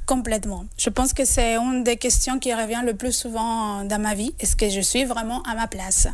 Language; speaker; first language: French; non-native, fluent; Spanish